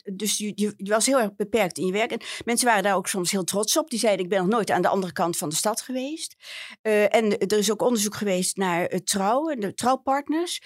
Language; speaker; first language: Dutch; native; Dutch